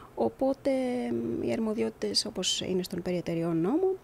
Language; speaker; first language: Greek; native; Greek